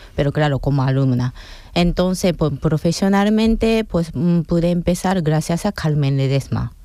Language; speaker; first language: Spanish; non-native, fluent; Japanese